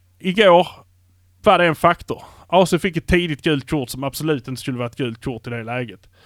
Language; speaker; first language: Swedish; native; Swedish